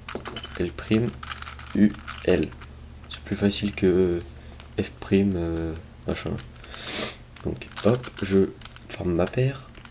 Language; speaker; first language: French; native; French